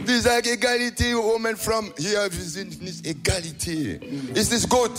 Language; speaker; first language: English; non-native, learner; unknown